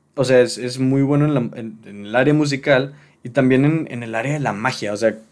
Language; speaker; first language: Spanish; native; Spanish